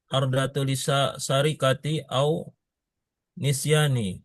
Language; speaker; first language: Arabic; non-native, learner; Indonesian